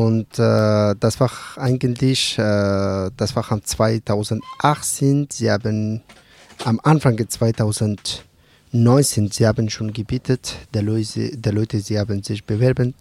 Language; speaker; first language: German; non-native, learner; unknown